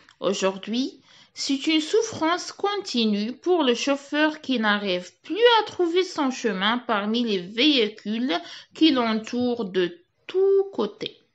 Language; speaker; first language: French; non-native, local second language; Arabic